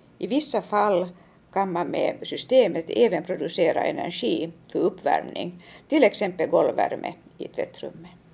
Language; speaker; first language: Swedish; native; Swedish